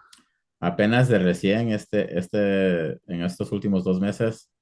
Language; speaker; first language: Spanish; early bilingual, heritage; Spanish